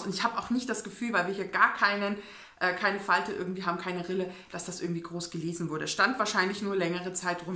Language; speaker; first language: German; native; German